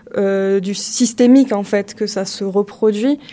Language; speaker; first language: French; native; French